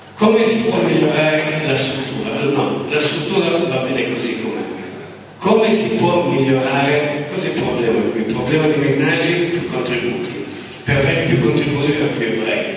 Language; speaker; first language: Italian; early bilingual, other home language; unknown